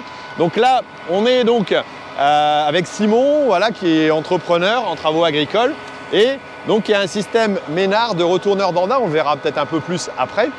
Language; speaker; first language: French; native; French